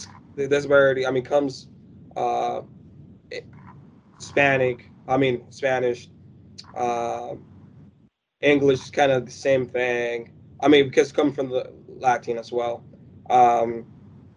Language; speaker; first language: English; non-native, fluent; Spanish